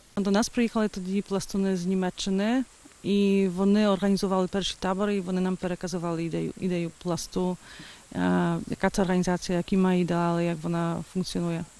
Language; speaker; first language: Ukrainian; early bilingual, heritage; Ukrainian